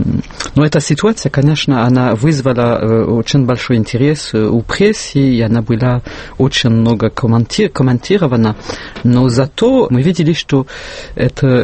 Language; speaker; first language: Russian; non-native, fluent; French